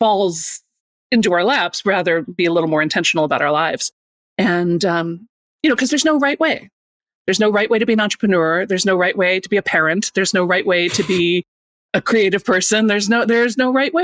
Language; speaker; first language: English; native; English